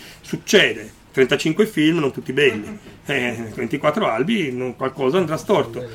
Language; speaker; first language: Italian; native; Italian